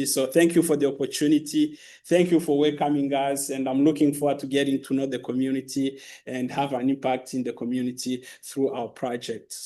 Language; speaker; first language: English; non-native, local second language; Kinyarwanda